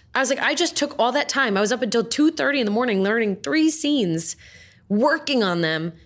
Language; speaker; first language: English; native; English